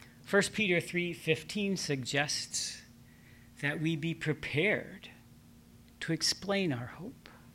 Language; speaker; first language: English; native; English